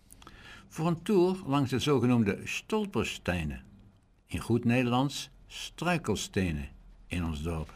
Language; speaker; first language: Dutch; native; Dutch